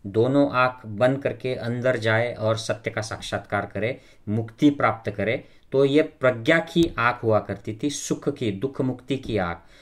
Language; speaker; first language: Hindi; non-native, local second language; Marathi